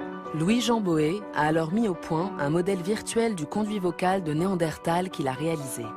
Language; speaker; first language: French; native; French